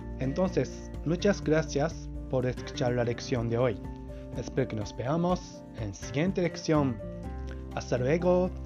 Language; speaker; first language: Spanish; non-native, fluent; Japanese